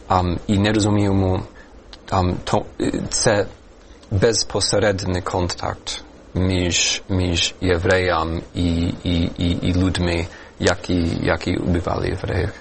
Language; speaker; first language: Ukrainian; non-native, fluent; English